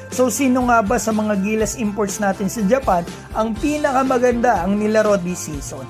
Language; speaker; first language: Filipino; native; Filipino